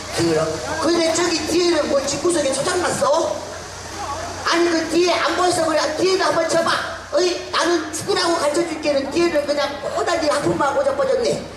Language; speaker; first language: Korean; native; Korean